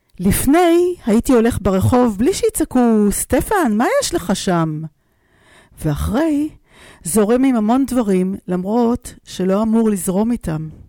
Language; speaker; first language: Hebrew; native; Hebrew